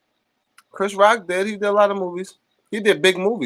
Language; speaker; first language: English; native; English